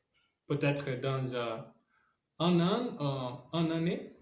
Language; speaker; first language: French; non-native, learner; Portuguese